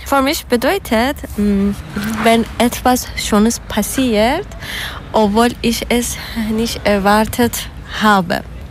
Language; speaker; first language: German; non-native, learner; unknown